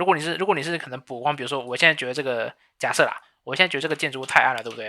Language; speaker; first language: Chinese; native; Chinese